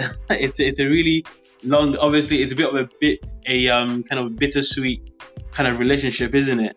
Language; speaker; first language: English; early bilingual, other home language; Yoruba